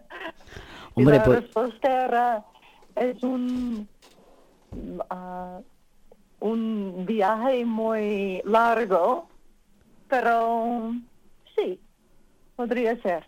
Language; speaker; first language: Spanish; non-native, learner; English